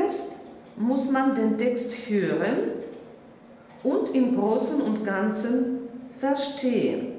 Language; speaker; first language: German; non-native, fluent; Russian